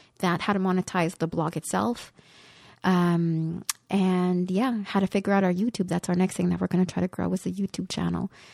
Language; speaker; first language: English; early bilingual, other home language; Spanish